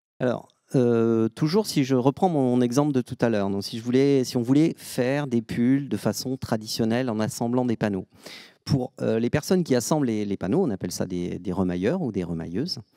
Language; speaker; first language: French; native; French